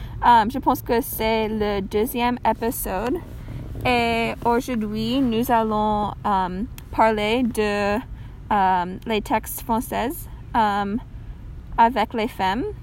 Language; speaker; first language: French; non-native, learner; English